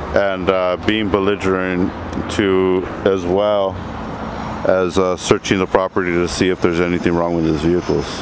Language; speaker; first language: English; early bilingual, other home language; Spanish